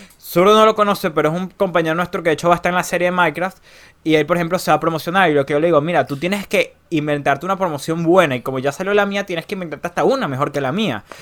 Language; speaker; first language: Spanish; native; Spanish